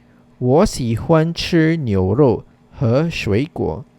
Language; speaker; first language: Chinese; non-native, fluent; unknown